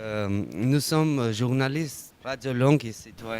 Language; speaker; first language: French; non-native, learner; Armenian